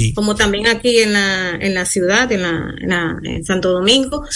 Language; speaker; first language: Spanish; native; Spanish